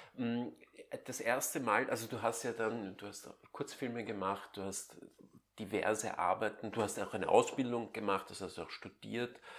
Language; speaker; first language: German; native; German